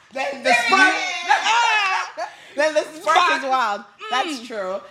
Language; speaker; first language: English; non-native, local second language; Yoruba